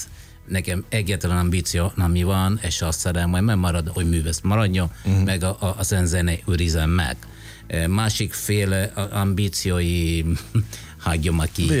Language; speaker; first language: Hungarian; non-native, learner; Italian